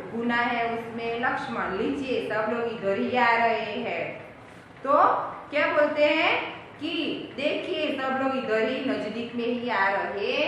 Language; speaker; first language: Hindi; non-native, local second language; Gujarati